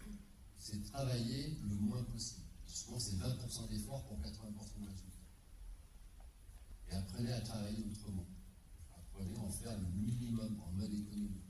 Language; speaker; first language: French; native; French